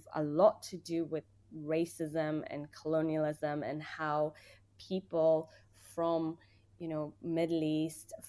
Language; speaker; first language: English; early bilingual, other home language; Persian